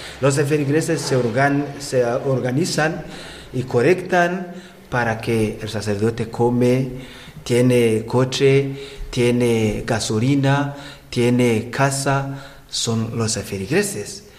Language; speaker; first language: Spanish; non-native, learner; Rundi